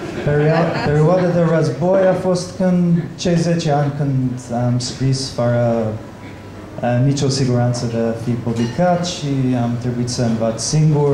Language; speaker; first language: Romanian; non-native, fluent; English